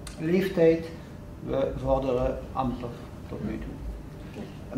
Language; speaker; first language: Dutch; non-native, fluent; French